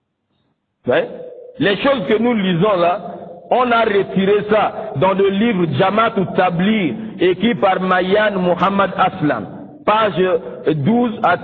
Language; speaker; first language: French; non-native, local second language; Lingala